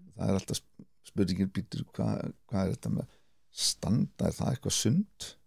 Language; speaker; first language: Icelandic; native; Icelandic